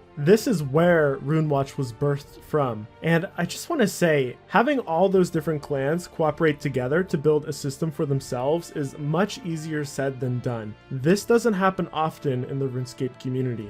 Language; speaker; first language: English; native; English